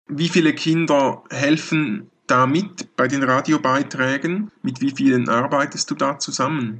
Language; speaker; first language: German; native; German